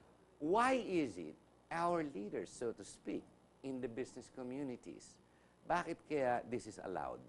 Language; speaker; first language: English; non-native, local second language; Filipino